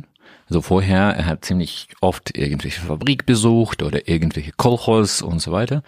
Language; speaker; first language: German; non-native, learner; Russian